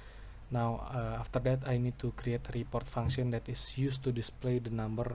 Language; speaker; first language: English; non-native, local second language; Indonesian